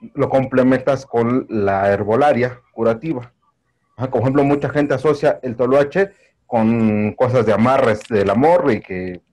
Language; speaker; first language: Spanish; native; Spanish